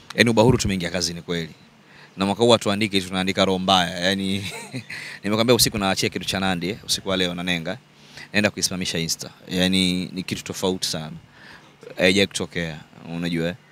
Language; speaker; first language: Swahili; native; Swahili